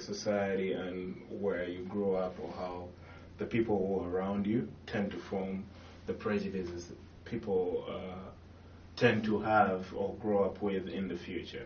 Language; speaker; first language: English; non-native, local second language; Ganda